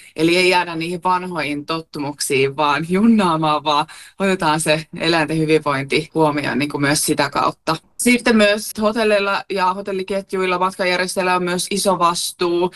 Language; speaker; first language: Finnish; native; Finnish